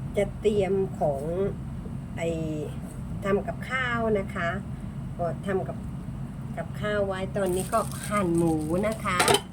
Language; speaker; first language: Thai; non-native, local second language; Northern Khmer